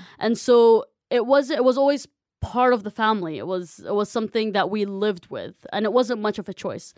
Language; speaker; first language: English; non-native, fluent; Arabic